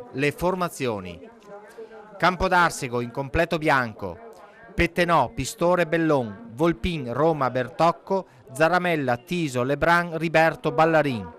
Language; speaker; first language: Italian; native; Italian